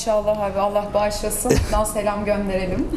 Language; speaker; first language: Turkish; native; Turkish